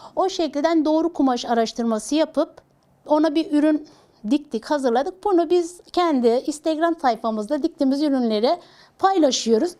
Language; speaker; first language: Turkish; native; Turkish